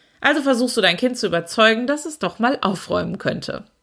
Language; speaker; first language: German; native; German